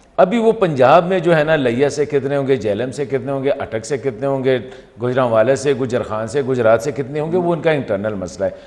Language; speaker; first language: Urdu; non-native, local second language; Pashto